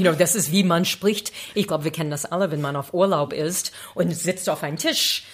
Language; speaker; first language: German; non-native, fluent; English